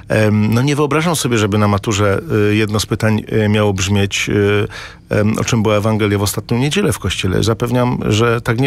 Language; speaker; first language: Polish; native; Polish